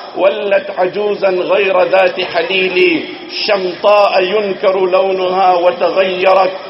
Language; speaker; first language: Urdu; native; Urdu